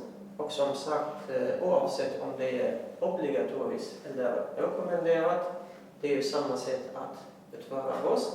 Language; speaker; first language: Swedish; non-native, fluent; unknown